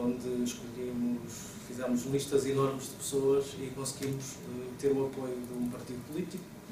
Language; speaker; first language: Portuguese; native; Portuguese